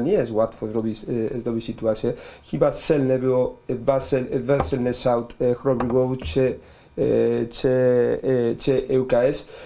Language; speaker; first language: Polish; non-native, learner; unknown